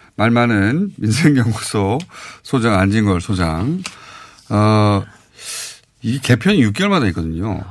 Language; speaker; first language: Korean; native; Korean